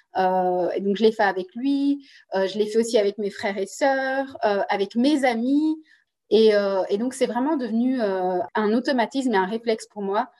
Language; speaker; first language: French; early bilingual, other home language; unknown